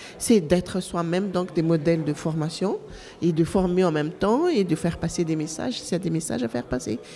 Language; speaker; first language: French; non-native, local second language; Malagasy